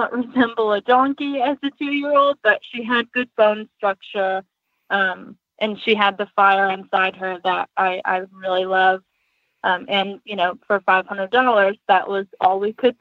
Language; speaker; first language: English; native; English